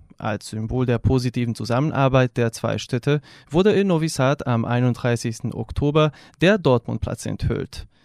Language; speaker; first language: German; non-native, fluent; Serbian